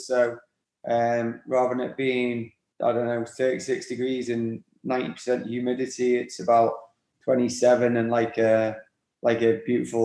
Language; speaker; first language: English; native; English